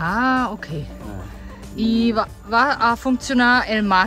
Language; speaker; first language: Spanish; non-native, learner; German